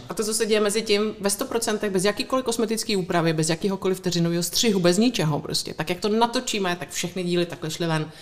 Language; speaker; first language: Czech; native; Czech